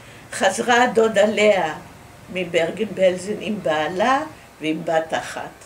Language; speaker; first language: Hebrew; early bilingual, other home language; Dutch